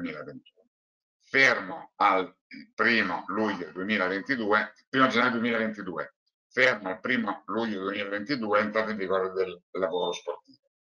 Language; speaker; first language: Italian; native; Italian